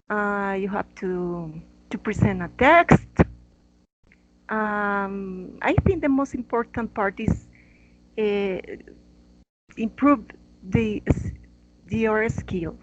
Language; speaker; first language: English; non-native, learner; Spanish